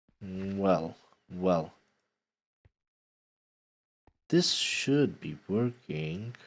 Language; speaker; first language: English; non-native, fluent; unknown